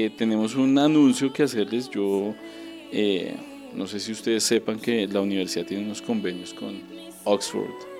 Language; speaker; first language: Spanish; native; Spanish